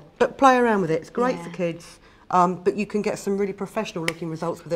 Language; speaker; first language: English; native; English